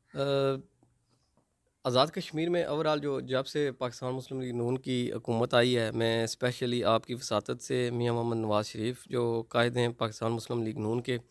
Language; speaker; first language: Urdu; non-native, local second language; Pahari-Potwari